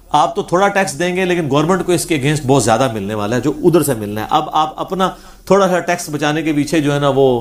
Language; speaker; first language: Urdu; non-native, local second language; Punjabi